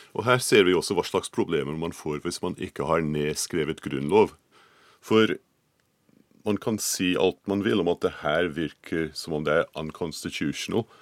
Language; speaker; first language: Norwegian; non-native, fluent; English